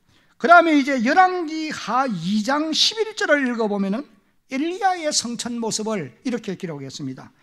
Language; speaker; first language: Korean; native; Korean